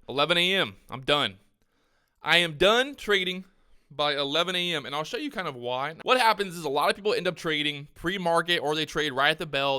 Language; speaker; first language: English; native; English